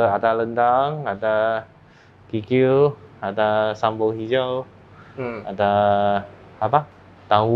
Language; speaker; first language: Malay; non-native, fluent; Chinese